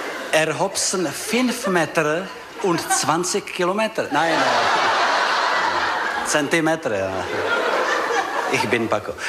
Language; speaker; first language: German; non-native, learner; Czech